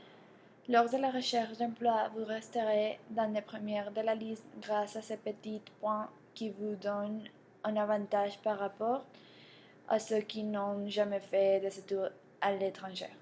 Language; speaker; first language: French; non-native, learner; Spanish